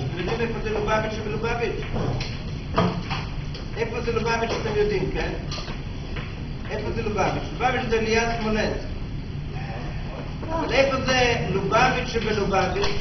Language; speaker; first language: Hebrew; non-native, fluent; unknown